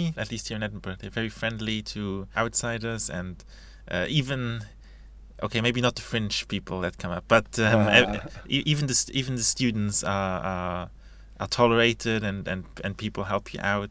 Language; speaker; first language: English; non-native, fluent; Luxembourgish